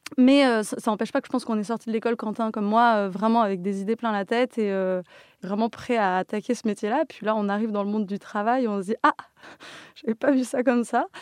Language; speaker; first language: French; native; French